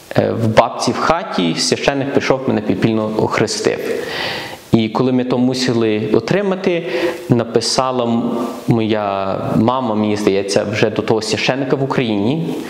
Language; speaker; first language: Ukrainian; early bilingual, heritage; Ukrainian